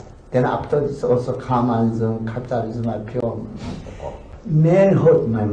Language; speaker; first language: English; non-native, learner; Korean